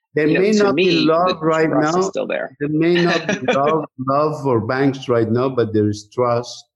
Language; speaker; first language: English; non-native, fluent; Persian